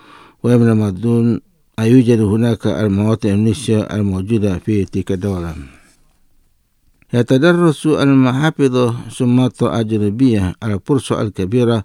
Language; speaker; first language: Arabic; non-native, fluent; Indonesian